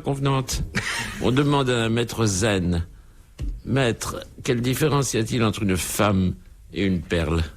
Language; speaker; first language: French; native; French